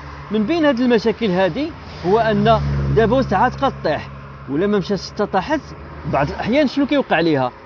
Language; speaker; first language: Arabic; native; Arabic